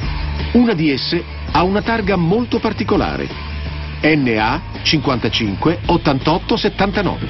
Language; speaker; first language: Italian; native; Italian